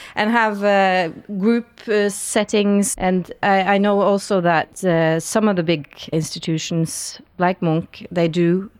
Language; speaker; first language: English; non-native, fluent; Norwegian